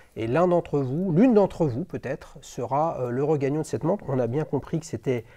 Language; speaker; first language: French; native; French